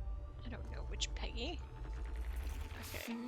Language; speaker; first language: English; native; English